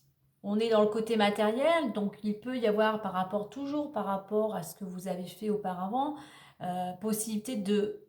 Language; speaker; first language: French; native; French